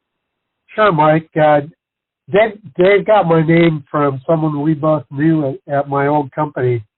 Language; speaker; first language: English; native; English